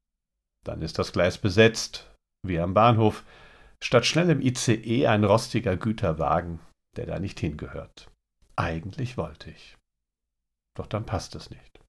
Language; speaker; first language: German; native; German